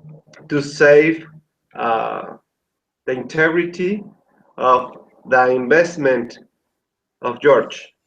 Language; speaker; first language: English; non-native, learner; Spanish